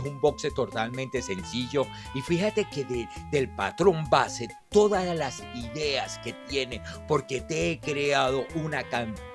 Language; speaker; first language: Spanish; native; Spanish